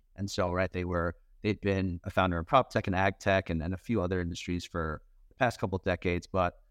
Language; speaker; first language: English; native; English